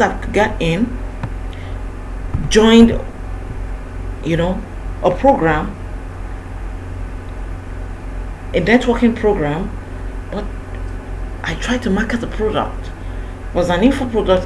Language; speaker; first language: English; non-native, local second language; Yoruba